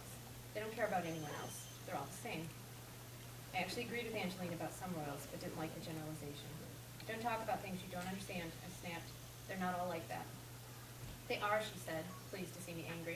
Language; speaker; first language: English; native; English